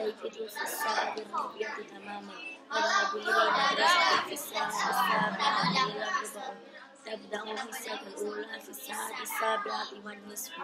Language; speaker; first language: Arabic; non-native, learner; Indonesian